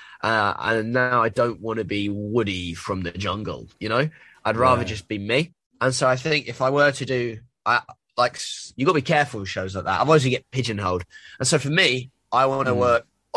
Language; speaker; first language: English; native; English